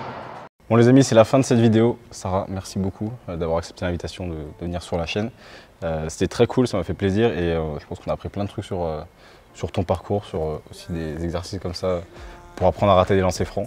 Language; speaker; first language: French; native; French